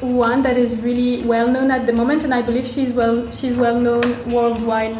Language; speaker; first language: English; non-native, fluent; French